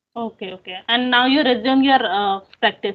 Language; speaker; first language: English; non-native, local second language; Hindi